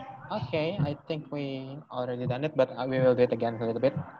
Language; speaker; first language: English; non-native, fluent; Indonesian